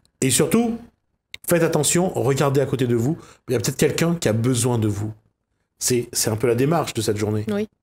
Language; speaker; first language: French; native; French